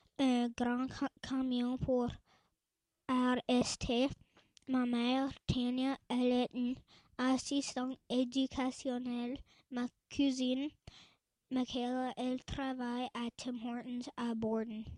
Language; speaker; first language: French; non-native, local second language; English